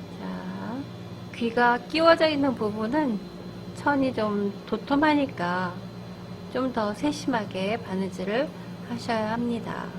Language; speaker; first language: Korean; native; Korean